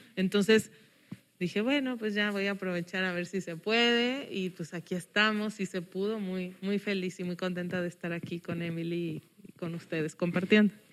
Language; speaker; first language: Spanish; early bilingual, heritage; English